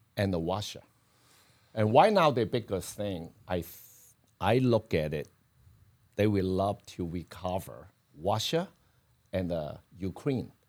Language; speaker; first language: English; non-native, fluent; Chinese